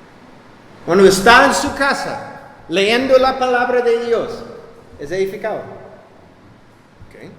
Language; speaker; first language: Spanish; non-native, fluent; English